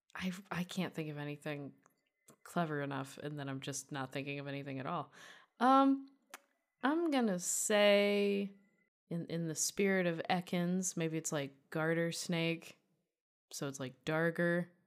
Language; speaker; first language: English; native; English